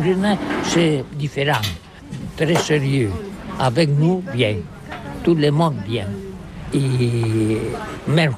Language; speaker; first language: French; non-native, learner; Catalan